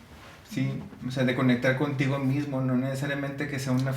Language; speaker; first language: Spanish; native; Spanish